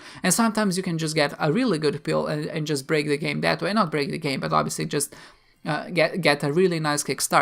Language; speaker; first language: English; non-native, fluent; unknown